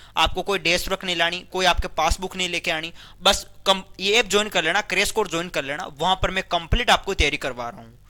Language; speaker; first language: Hindi; native; Hindi